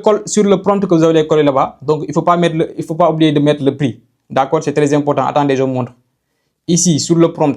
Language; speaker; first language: French; non-native, local second language; Wolof